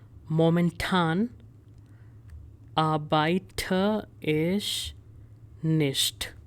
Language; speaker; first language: German; non-native, fluent; Hindi